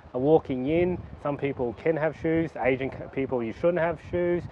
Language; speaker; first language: English; native; English